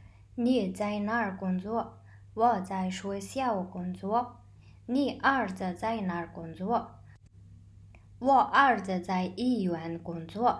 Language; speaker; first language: Chinese; non-native, learner; Mongolian